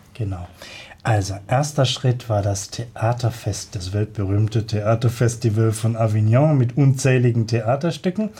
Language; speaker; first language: German; native; German